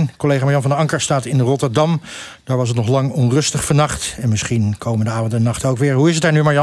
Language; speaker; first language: Dutch; native; Dutch